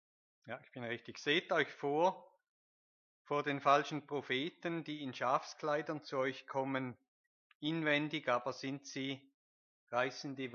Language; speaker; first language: German; native; German